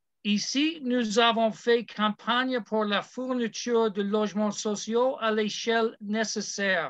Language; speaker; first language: French; non-native, learner; English